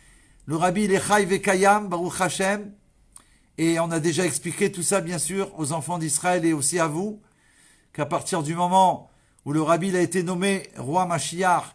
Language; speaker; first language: French; native; French